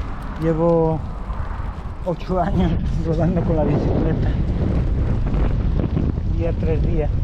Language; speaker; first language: Spanish; native; Spanish